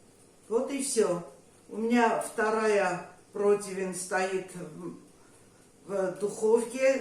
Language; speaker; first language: Russian; non-native, fluent; Armenian